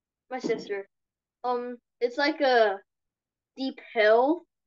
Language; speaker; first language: English; non-native, learner; Korean